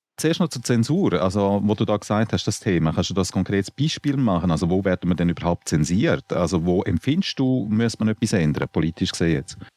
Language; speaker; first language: German; native; German